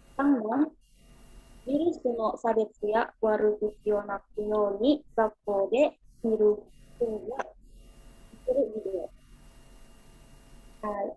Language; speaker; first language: Japanese; non-native, learner; Indonesian